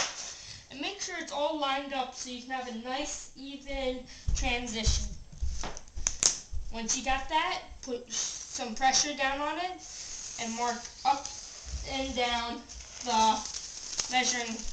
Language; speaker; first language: English; native; English